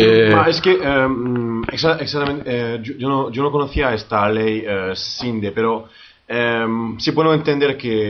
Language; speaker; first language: Spanish; early bilingual, heritage; French